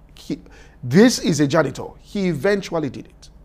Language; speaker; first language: English; non-native, local second language; Yoruba